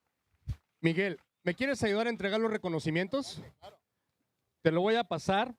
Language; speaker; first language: Spanish; native; Spanish